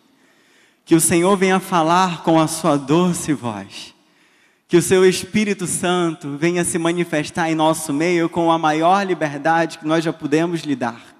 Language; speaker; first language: Portuguese; native; Portuguese